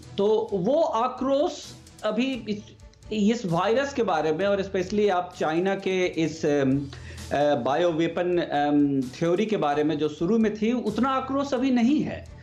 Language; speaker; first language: Hindi; native; Hindi